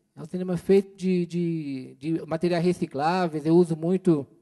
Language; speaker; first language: Portuguese; native; Portuguese